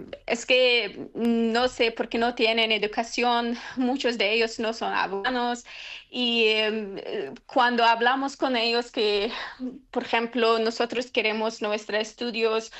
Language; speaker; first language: Spanish; non-native, learner; Persian